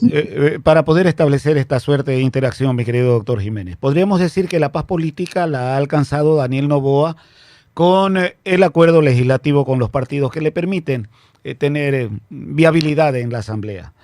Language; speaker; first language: Spanish; native; Spanish